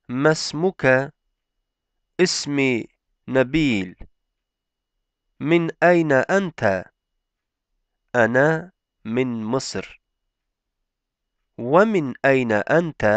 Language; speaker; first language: Arabic; non-native, fluent; Turkish